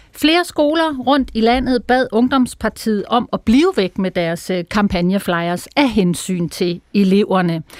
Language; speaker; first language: Danish; native; Danish